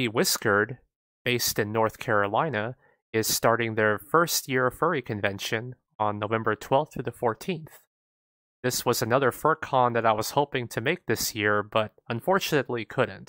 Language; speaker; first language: English; native; English